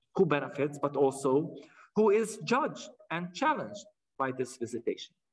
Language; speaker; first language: English; non-native, fluent; Arabic